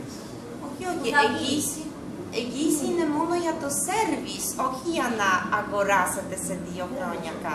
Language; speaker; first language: Greek; non-native, learner; Russian